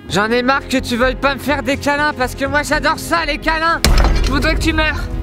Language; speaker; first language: French; native; French